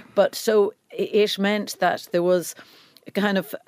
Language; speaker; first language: English; native; English